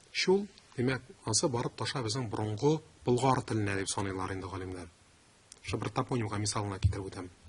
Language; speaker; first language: Tatar; native; Tatar